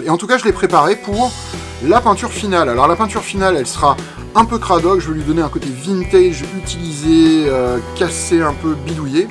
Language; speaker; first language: French; native; French